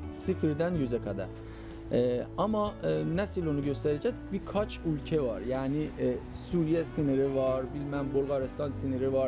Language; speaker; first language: Turkish; non-native, fluent; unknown